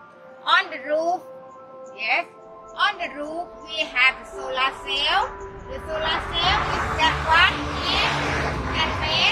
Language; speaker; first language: English; non-native, learner; Thai